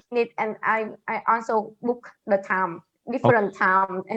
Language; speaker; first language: English; non-native, learner; Vietnamese